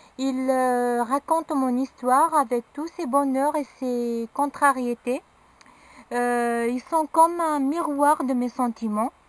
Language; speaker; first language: French; non-native, local second language; Arabic